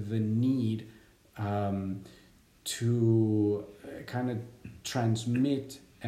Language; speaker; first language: English; native; English